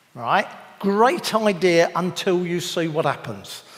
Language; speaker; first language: English; native; English